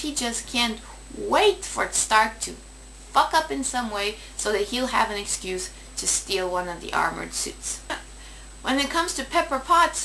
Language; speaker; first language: English; native; English